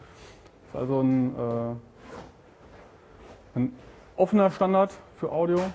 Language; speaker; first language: German; native; German